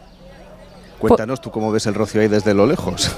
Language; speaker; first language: Spanish; native; Spanish